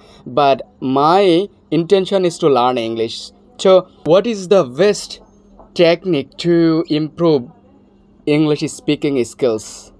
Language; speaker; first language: English; non-native, learner; Bangla